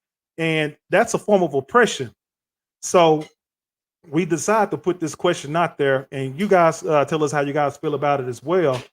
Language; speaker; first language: English; native; English